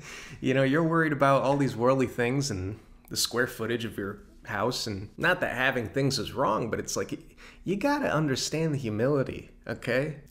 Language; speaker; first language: English; native; English